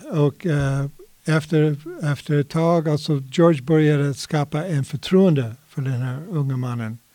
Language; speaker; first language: Swedish; non-native, fluent; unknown